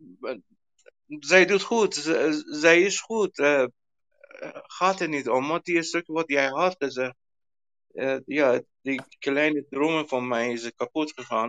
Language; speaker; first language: Dutch; non-native, learner; Persian